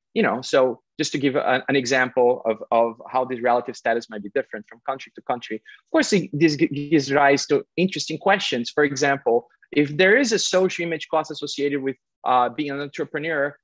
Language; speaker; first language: English; non-native, fluent; Portuguese